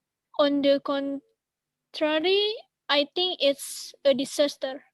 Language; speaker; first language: English; non-native, learner; Indonesian